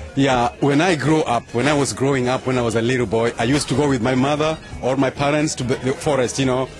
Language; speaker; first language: English; non-native, local second language; Luo (Kenya and Tanzania)